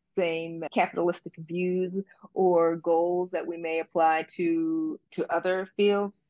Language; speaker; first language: English; native; English